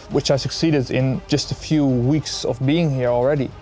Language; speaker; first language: English; non-native, fluent; Dutch